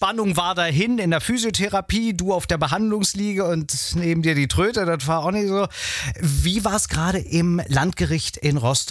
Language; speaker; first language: German; native; German